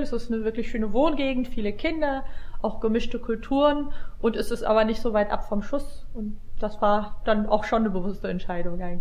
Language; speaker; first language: German; native; German